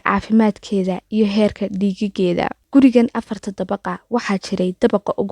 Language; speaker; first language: Somali; native; Somali